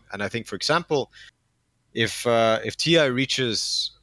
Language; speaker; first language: English; non-native, fluent; Danish